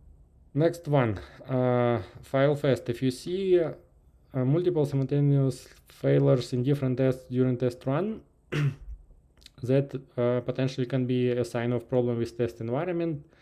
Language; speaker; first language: English; non-native, fluent; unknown